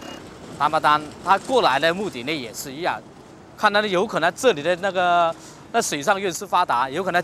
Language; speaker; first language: Chinese; native; Chinese